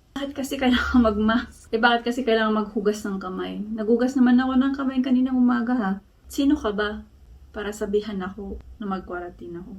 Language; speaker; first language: Filipino; native; Filipino